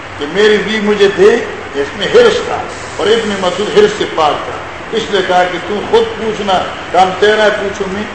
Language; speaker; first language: Urdu; non-native, local second language; Pashto